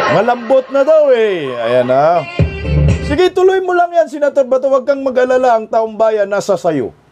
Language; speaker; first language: Filipino; non-native, local second language; Cebuano